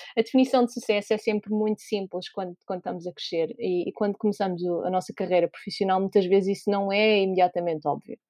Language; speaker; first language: Portuguese; native; Portuguese